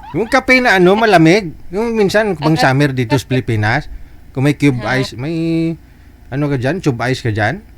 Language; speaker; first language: Filipino; native; Filipino